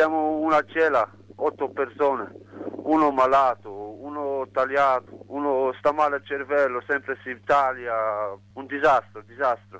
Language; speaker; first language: Italian; non-native, learner; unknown